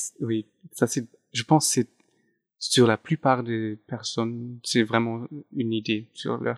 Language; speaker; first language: French; non-native, fluent; German